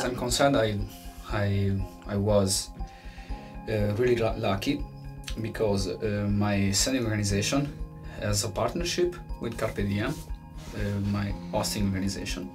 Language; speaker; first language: English; non-native, fluent; Italian